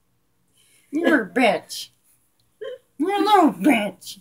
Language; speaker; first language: English; native; English